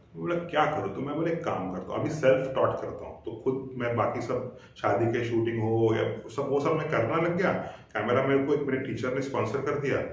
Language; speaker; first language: Hindi; non-native, local second language; Marathi